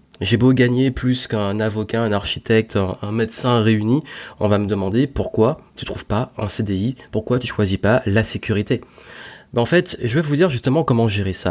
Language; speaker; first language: French; native; French